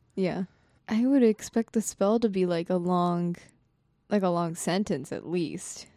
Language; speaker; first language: English; non-native, fluent; Japanese